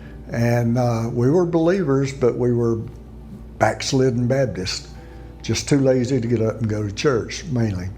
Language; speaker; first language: English; native; English